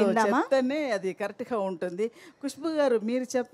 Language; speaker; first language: Telugu; non-native, fluent; Tamil